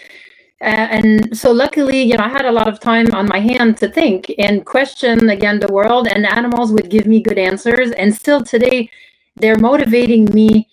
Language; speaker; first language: English; non-native, fluent; French